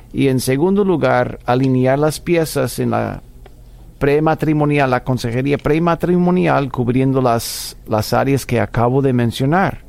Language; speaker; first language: Spanish; non-native, fluent; English